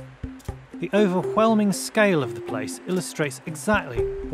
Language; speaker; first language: English; native; English